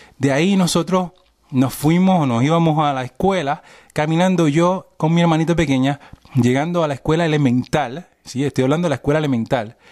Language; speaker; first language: Spanish; early bilingual, heritage; Spanish